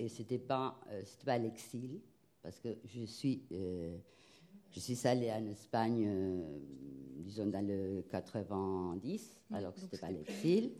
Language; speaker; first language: French; non-native, fluent; Spanish